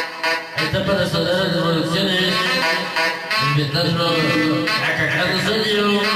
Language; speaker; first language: Spanish; native; Spanish